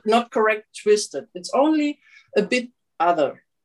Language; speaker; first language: English; non-native, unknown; German